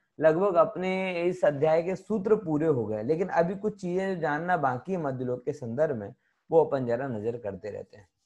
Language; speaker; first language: Hindi; native; Hindi